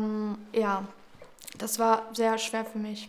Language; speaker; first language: German; early bilingual, other home language; Georgian